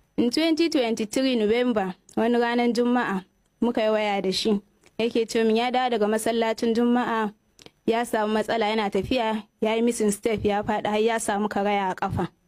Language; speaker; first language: Hausa; native; Hausa